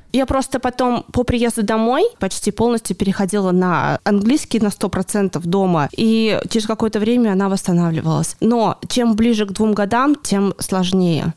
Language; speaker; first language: Russian; native; Russian